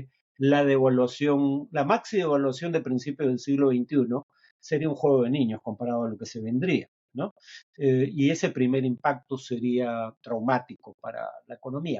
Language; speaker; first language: Spanish; native; Spanish